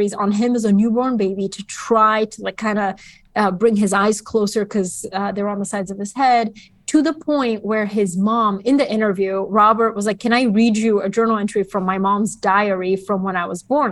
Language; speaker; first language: English; early bilingual, other home language; Bulgarian